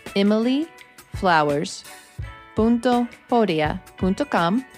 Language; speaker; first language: Spanish; non-native, fluent; English